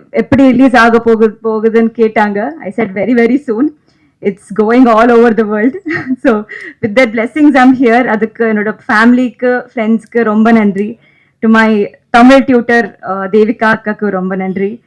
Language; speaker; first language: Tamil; non-native, local second language; Malayalam